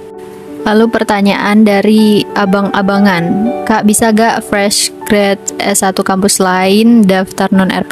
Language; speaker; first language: Indonesian; native; Indonesian